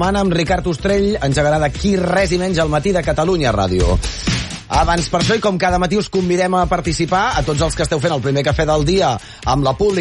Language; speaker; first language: Catalan; native; Catalan